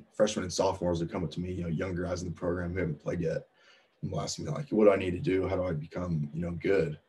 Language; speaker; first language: English; native; English